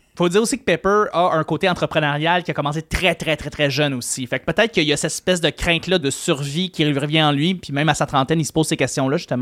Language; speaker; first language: French; native; French